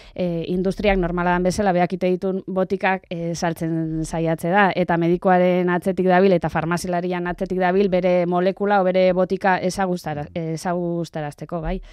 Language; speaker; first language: Basque; native; Basque